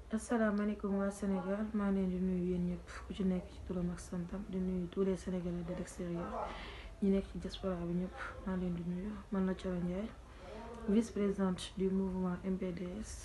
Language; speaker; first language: Wolof; native; Wolof